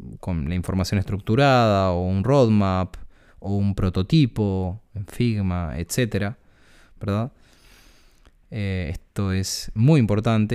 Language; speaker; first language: Spanish; native; Spanish